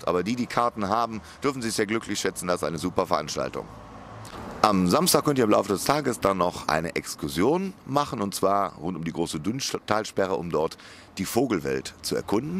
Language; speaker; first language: German; native; German